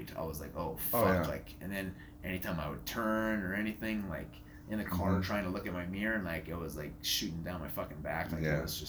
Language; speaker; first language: English; native; English